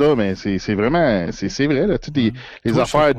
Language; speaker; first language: French; native; French